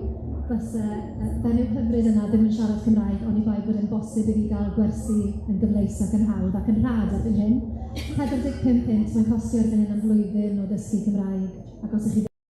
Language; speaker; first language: Welsh; native; Welsh